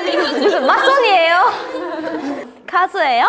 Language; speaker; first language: Korean; native; Korean